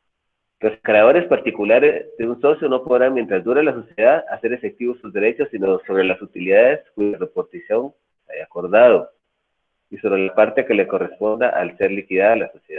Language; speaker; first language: Spanish; native; Spanish